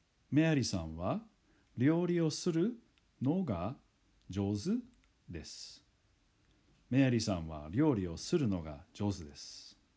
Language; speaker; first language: Japanese; non-native, fluent; English